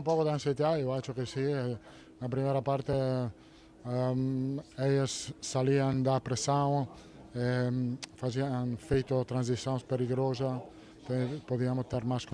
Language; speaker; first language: Portuguese; non-native, learner; Italian